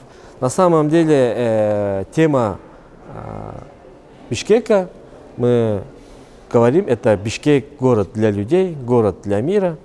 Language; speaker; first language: Russian; non-native, local second language; Kyrgyz